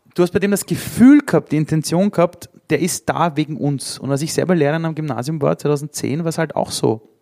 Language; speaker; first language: German; early bilingual, other home language; Persian